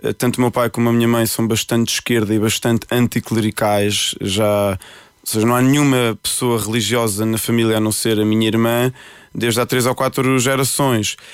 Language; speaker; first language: Portuguese; early bilingual, other home language; Spanish